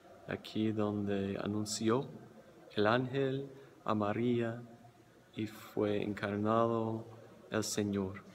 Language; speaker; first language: Spanish; non-native, fluent; English